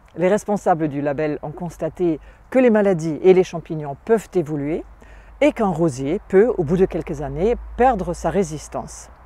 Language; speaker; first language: French; non-native, fluent; German